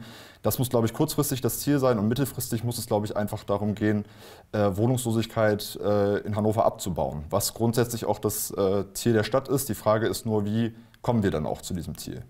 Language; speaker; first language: German; native; German